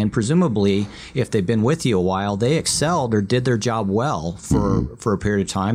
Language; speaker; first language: English; early bilingual, other home language; Vietnamese